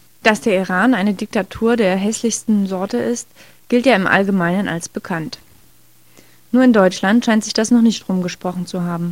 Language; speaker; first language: German; native; German